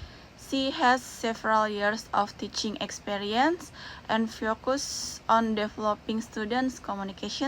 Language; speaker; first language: English; non-native, learner; Indonesian